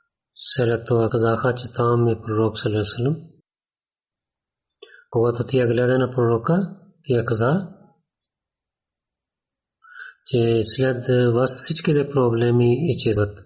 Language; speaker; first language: Bulgarian; non-native, learner; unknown